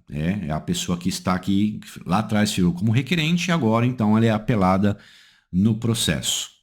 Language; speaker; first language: Portuguese; native; Portuguese